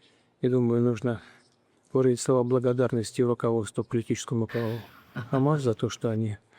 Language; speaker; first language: Russian; native; Russian